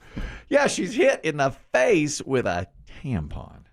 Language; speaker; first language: English; native; English